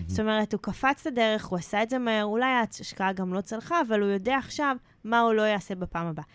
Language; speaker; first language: Hebrew; native; Hebrew